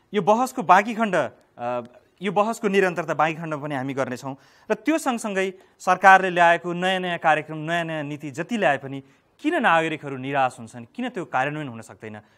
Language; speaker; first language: Nepali; native; Nepali